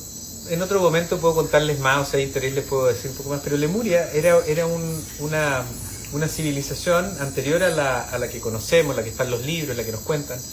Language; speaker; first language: Spanish; native; Spanish